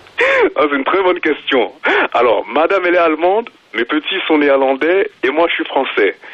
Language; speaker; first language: French; native; French